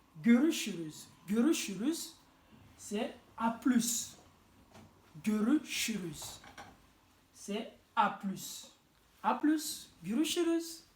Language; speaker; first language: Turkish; non-native, fluent; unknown